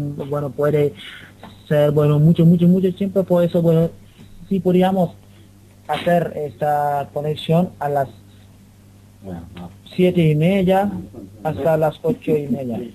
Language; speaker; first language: Spanish; non-native, learner; Wolof